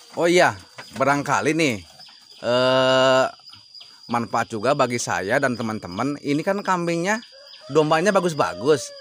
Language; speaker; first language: Indonesian; non-native, local second language; Javanese